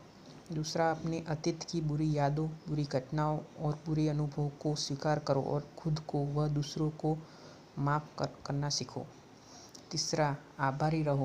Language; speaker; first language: Hindi; native; Hindi